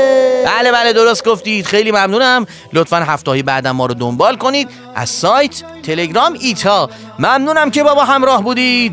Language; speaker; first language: Persian; native; Persian